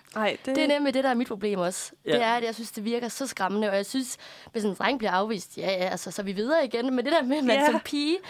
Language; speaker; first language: Danish; native; Danish